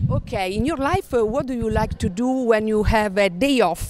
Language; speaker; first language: English; non-native, learner; Italian